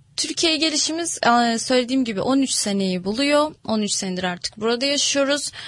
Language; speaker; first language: Turkish; non-native, fluent; Russian